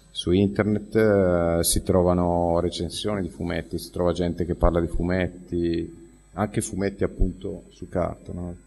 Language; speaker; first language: Italian; native; Italian